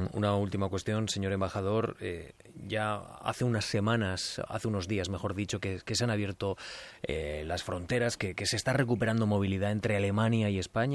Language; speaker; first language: Spanish; native; Spanish